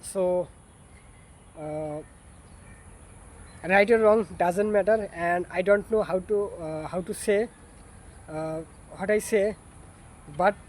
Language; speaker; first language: English; non-native, learner; Bangla